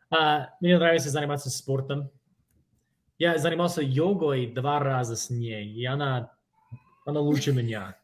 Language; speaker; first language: Russian; non-native, fluent; English